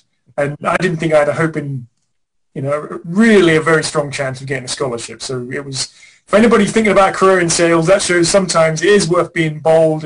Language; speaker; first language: English; native; English